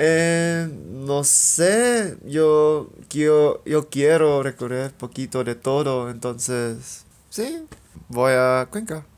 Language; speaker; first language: Spanish; non-native, learner; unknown